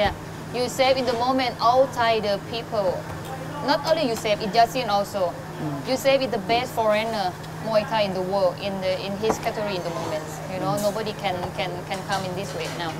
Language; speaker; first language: English; non-native, fluent; Thai